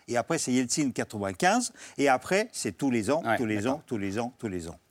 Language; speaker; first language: French; non-native, fluent; Russian